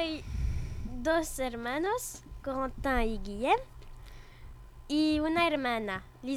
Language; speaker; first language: Spanish; non-native, learner; French